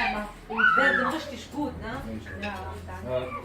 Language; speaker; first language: German; non-native, learner; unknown